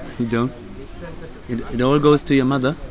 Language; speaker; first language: English; non-native, fluent; German